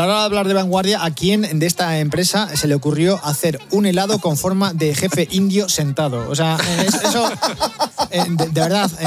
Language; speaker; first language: Spanish; native; Spanish